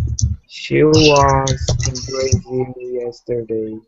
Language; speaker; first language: English; non-native, learner; Portuguese